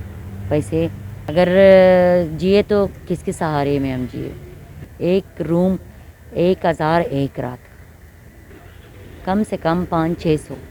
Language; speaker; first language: Hindi; non-native, fluent; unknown